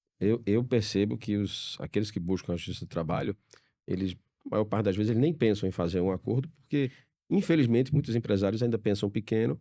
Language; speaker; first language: Portuguese; native; Portuguese